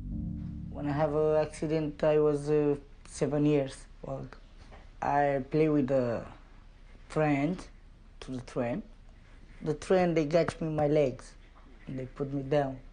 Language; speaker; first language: English; non-native, learner; Romanian